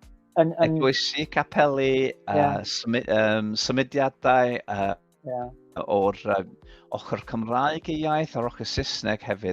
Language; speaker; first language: Welsh; non-native, fluent; English